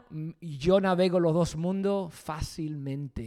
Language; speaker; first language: Spanish; early bilingual, heritage; Spanish